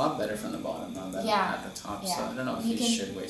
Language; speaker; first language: English; native; English